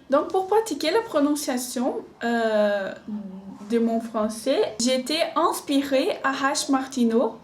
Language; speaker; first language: French; non-native, learner; Portuguese